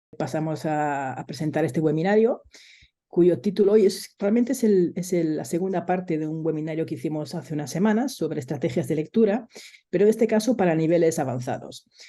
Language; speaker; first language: Spanish; native; Spanish